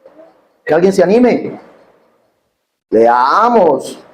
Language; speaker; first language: Spanish; native; Spanish